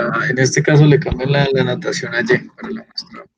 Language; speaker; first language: Spanish; native; Spanish